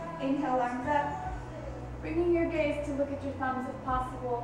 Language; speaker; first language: English; native; English